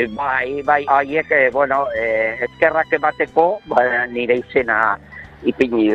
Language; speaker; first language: Basque; non-native, local second language; Spanish